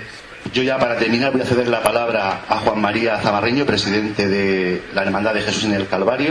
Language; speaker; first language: Spanish; native; Spanish